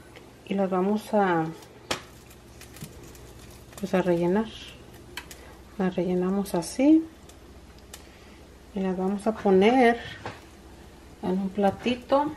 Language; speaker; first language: Spanish; native; Spanish